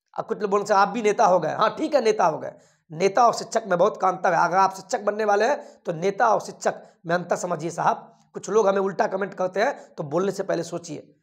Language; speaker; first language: Hindi; native; Hindi